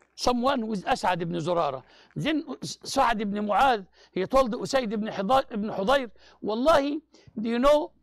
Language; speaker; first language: English; non-native, fluent; Arabic